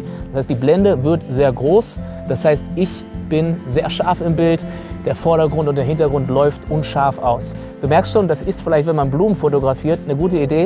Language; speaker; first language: German; native; German